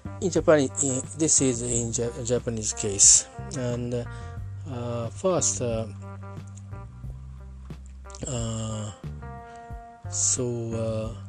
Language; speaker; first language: English; non-native, learner; Japanese